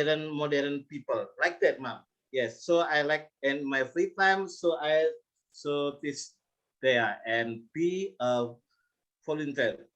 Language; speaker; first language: English; non-native, learner; Indonesian